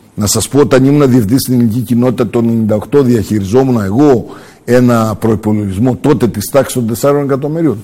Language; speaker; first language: Greek; early bilingual, heritage; Greek